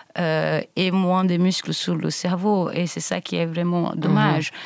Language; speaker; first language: French; non-native, fluent; Portuguese